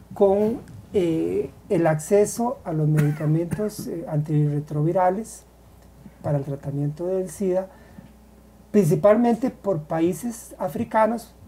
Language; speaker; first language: Spanish; native; Spanish